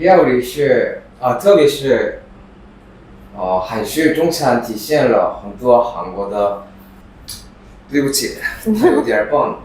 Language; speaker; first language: Chinese; non-native, learner; Korean